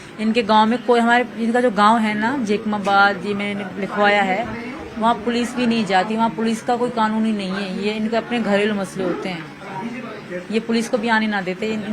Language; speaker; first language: Urdu; non-native, local second language; Sindhi